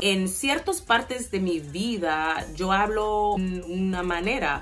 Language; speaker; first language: Spanish; non-native, fluent; English